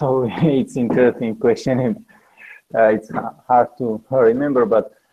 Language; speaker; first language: English; non-native, learner; Georgian